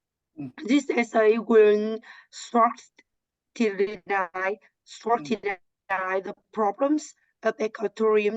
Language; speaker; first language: English; non-native, learner; Vietnamese